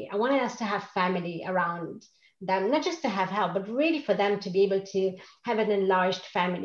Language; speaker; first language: English; non-native, fluent; Italian